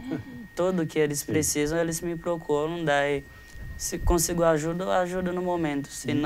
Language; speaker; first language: Portuguese; non-native, fluent; Haitian Creole